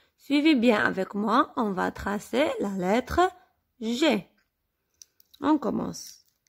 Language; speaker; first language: French; non-native, local second language; Arabic